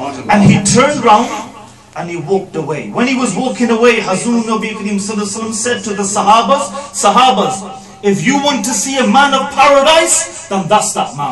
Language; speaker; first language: English; early bilingual, other home language; Punjabi